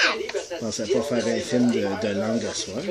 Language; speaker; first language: French; native; French